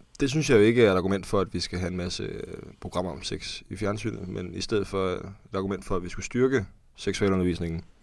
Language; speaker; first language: Danish; native; Danish